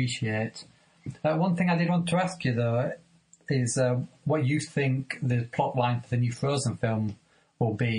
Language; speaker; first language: English; native; English